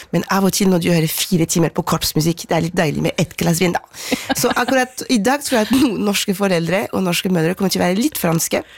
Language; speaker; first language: Norwegian; non-native, fluent; French